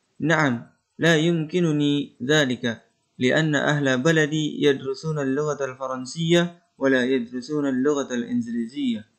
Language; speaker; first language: Arabic; non-native, fluent; Indonesian